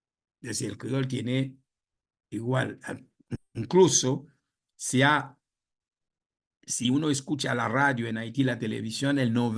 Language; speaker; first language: Spanish; non-native, fluent; Haitian Creole